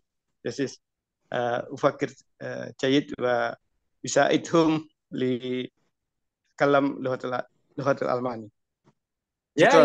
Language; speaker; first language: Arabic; non-native, learner; Indonesian